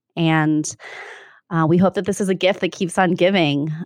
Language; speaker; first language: English; native; English